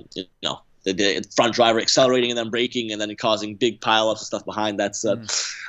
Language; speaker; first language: English; native; English